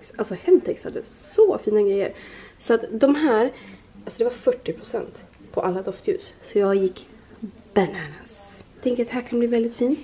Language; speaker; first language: Swedish; native; Swedish